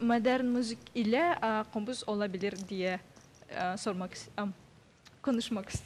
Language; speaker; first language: Turkish; non-native, learner; Yakut